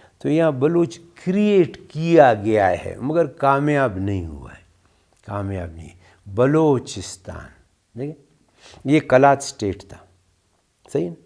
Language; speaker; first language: Urdu; non-native, local second language; Brahui